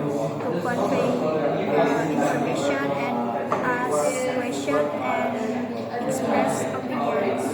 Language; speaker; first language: English; non-native, learner; Indonesian